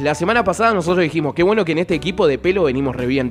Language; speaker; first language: Spanish; native; Spanish